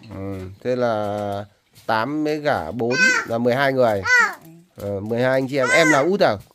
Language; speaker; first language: Vietnamese; native; Vietnamese